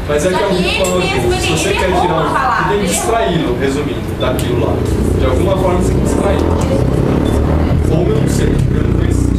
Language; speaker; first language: Portuguese; native; Portuguese